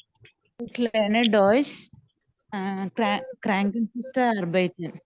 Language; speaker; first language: German; non-native, learner; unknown